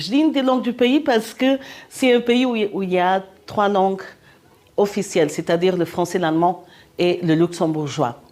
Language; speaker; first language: French; non-native, fluent; Portuguese